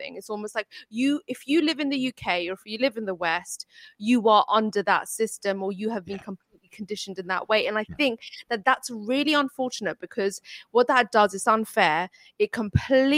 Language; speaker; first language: English; non-native, local second language; Urdu